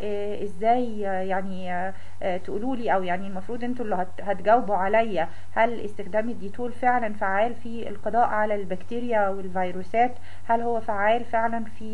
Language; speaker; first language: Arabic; native; Arabic